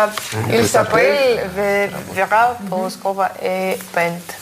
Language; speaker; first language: French; non-native, learner; Russian